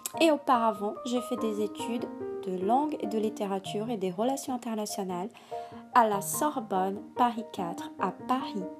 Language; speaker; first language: French; non-native, fluent; Portuguese